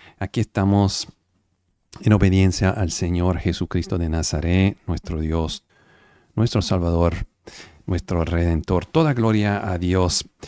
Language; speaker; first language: Spanish; non-native, fluent; Italian